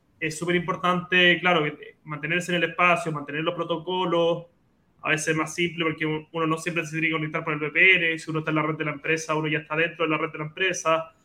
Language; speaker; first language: Spanish; native; Spanish